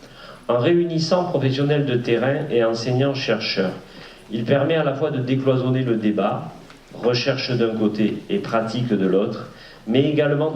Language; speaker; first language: French; native; French